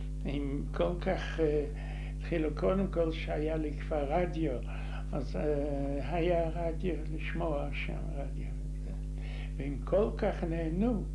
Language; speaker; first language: Hebrew; non-native, fluent; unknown